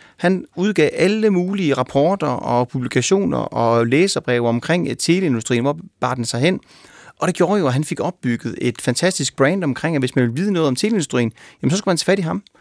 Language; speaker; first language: Danish; native; Danish